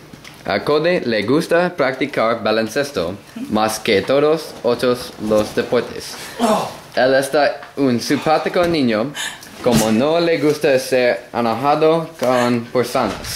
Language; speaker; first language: Spanish; non-native, learner; English